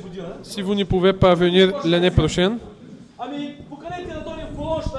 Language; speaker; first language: French; non-native, fluent; Bulgarian